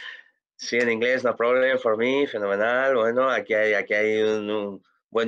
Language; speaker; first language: Spanish; native; Spanish